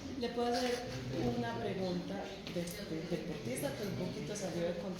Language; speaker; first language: Spanish; native; Spanish